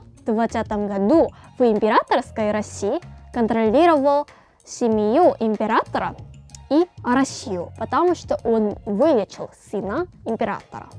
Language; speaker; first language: Russian; non-native, fluent; Korean